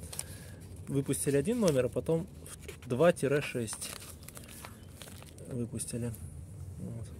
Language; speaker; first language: Russian; native; Russian